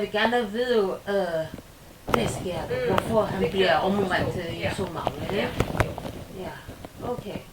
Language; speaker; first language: Danish; non-native, learner; Chinese